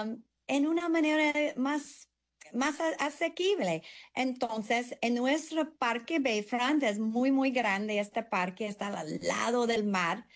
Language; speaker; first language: Spanish; non-native, fluent; English